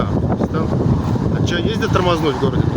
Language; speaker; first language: Russian; native; Russian